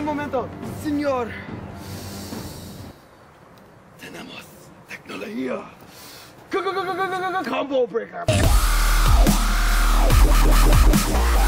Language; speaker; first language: Spanish; non-native, learner; English